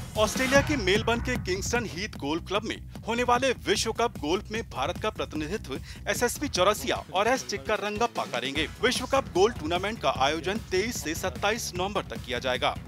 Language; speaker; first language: Hindi; native; Hindi